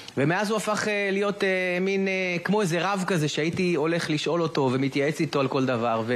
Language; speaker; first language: Hebrew; native; Hebrew